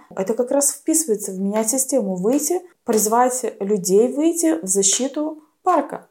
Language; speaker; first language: Russian; native; Russian